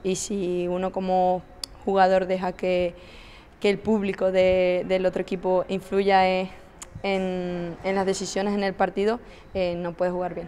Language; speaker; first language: Spanish; native; Spanish